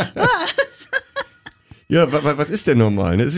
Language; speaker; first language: German; native; German